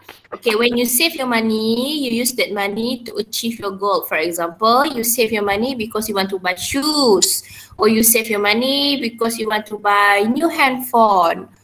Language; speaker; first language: English; non-native, local second language; Malay